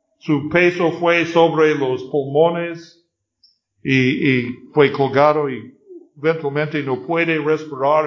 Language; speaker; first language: Spanish; non-native, learner; English